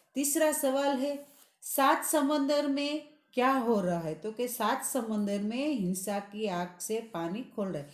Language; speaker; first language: Hindi; non-native, local second language; Gujarati